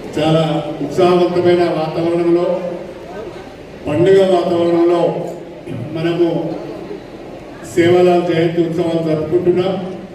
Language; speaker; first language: Telugu; native; Telugu